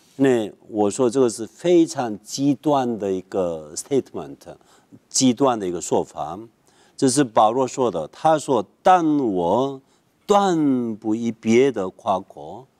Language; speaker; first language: Chinese; non-native, fluent; Korean